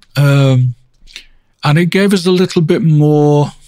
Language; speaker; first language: English; native; English